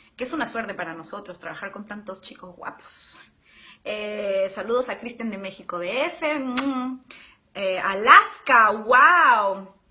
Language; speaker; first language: Spanish; native; Spanish